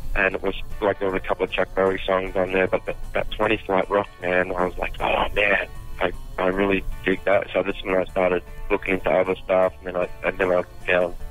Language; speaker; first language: English; native; English